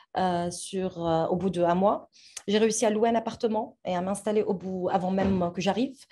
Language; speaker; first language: French; non-native, local second language; Arabic